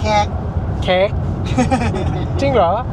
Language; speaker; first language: Thai; non-native, learner; French